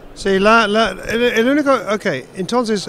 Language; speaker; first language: Spanish; non-native, fluent; English